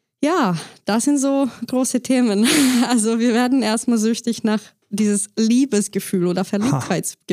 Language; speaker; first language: German; non-native, fluent; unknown